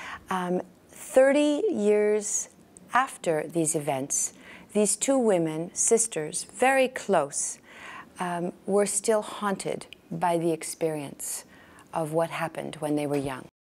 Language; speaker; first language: English; native; English